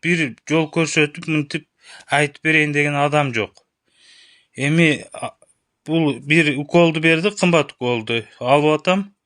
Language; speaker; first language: Kyrgyz; native; Kyrgyz